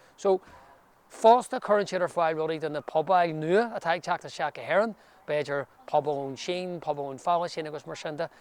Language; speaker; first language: Irish; non-native, local second language; English